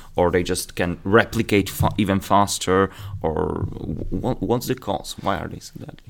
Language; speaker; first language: English; non-native, fluent; Slovak